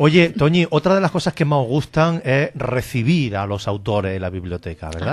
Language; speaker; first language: Spanish; native; Spanish